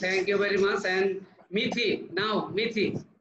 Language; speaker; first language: English; non-native, learner; Bangla